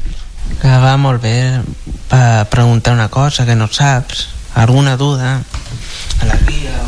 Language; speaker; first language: Catalan; non-native, local second language; Spanish